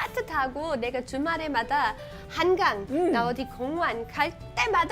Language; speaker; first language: Korean; non-native, learner; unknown